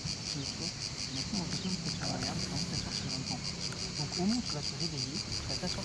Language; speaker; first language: French; native; French